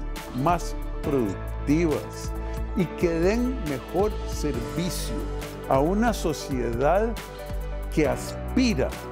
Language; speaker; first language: Spanish; native; Spanish